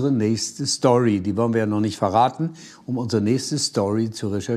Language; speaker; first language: German; native; German